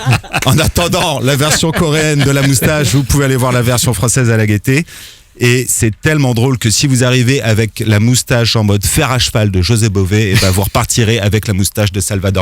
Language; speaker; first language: French; native; French